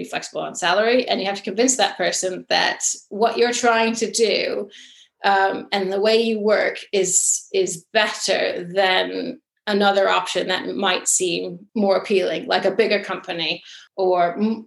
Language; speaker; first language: English; native; English